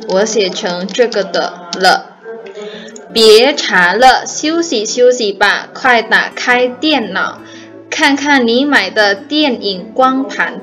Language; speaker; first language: Chinese; non-native, fluent; Indonesian